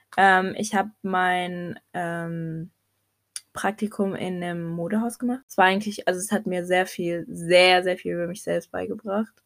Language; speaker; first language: German; early bilingual, other home language; Arabic